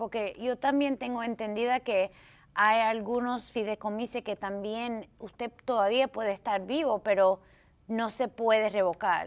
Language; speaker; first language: Spanish; early bilingual, heritage; English